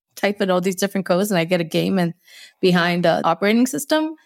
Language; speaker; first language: English; early bilingual, other home language; Spanish